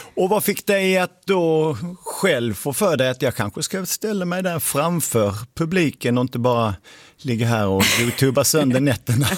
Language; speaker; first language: Swedish; native; Swedish